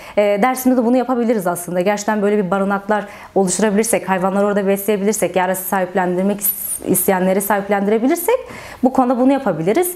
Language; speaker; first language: Turkish; native; Turkish